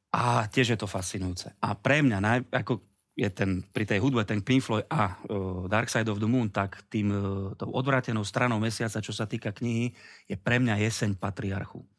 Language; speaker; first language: Slovak; native; Slovak